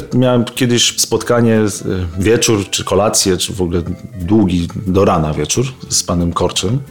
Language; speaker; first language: Polish; native; Polish